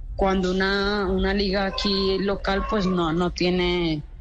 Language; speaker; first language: Spanish; native; Spanish